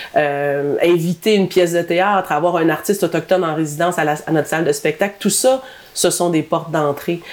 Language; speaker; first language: French; native; French